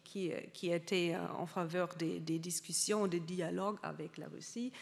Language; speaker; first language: French; non-native, fluent; German